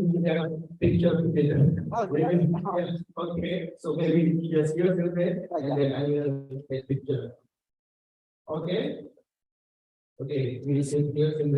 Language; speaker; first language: English; non-native, learner; Indonesian